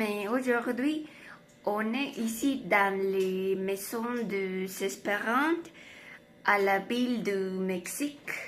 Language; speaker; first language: French; non-native, learner; Spanish